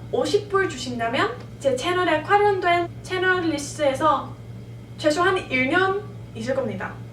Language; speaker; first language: Korean; non-native, fluent; English